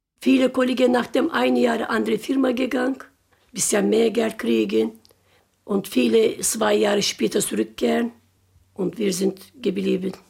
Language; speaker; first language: German; non-native, learner; Turkish